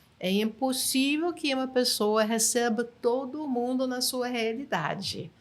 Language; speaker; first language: Portuguese; non-native, fluent; English